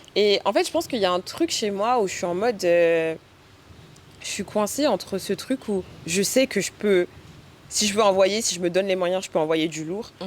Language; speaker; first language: French; early bilingual, other home language; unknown